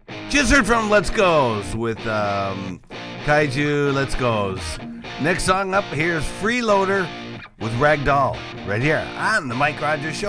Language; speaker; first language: English; native; English